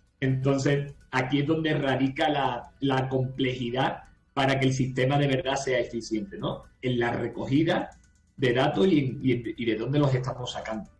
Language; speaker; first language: Spanish; native; Spanish